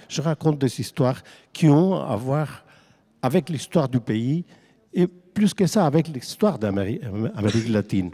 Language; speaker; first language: French; non-native, fluent; Spanish